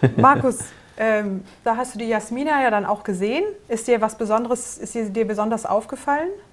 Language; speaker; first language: German; native; German